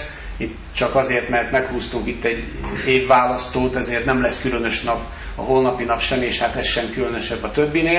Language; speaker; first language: Hungarian; native; Hungarian